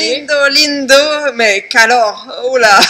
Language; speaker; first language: Spanish; non-native, learner; French